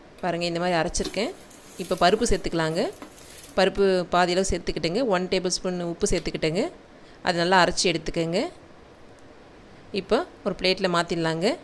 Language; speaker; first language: Tamil; native; Tamil